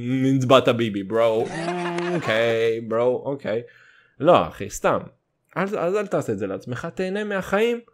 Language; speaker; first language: Hebrew; early bilingual, other home language; Russian